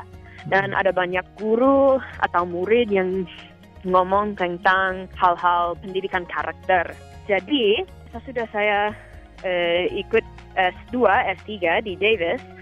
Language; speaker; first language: Indonesian; non-native, fluent; English